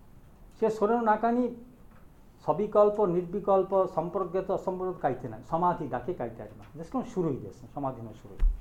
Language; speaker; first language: Japanese; non-native, learner; Bangla